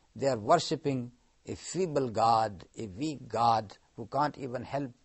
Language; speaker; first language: English; non-native, local second language; Urdu